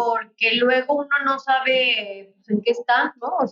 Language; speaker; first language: Spanish; native; Spanish